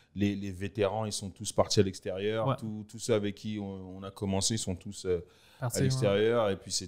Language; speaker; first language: French; native; French